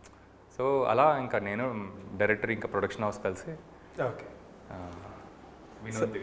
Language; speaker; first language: Telugu; native; Telugu